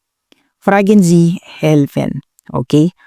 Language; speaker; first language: German; non-native, learner; Filipino